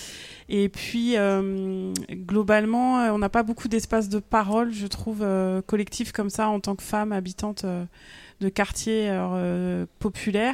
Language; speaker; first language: French; native; French